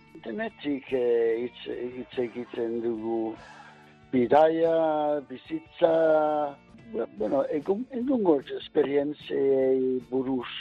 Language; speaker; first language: Basque; non-native, learner; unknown